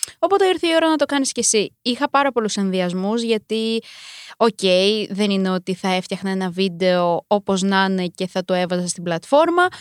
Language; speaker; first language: Greek; early bilingual, other home language; Romanian